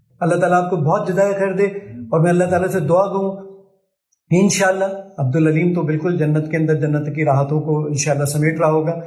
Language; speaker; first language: Urdu; native; Urdu